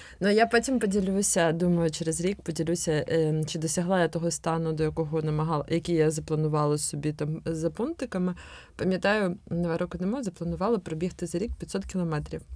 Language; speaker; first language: Ukrainian; non-native, local second language; Russian